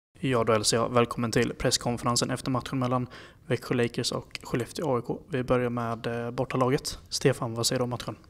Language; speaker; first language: Swedish; native; Swedish